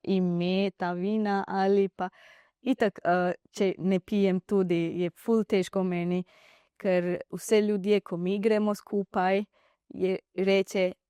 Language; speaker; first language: Slovenian; non-native, learner; Divehi